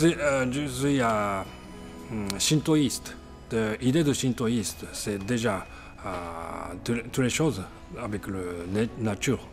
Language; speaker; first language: French; non-native, learner; Japanese